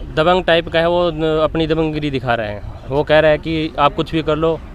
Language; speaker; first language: Hindi; native; Hindi